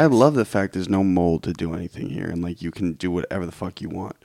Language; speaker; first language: English; native; English